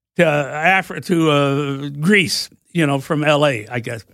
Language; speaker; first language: English; native; English